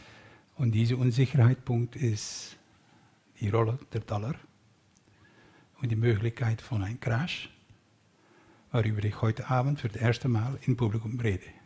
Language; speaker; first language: German; non-native, learner; Dutch